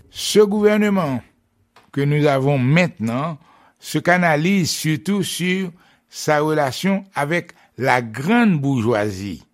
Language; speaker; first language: French; non-native, local second language; Haitian Creole